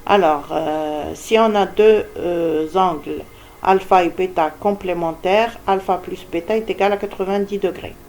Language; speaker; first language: French; non-native, local second language; Arabic